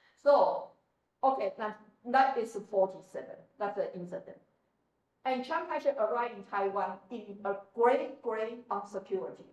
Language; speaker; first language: English; non-native, fluent; Chinese